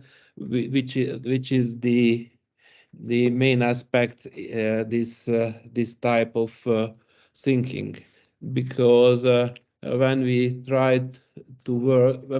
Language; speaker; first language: English; non-native, learner; Hungarian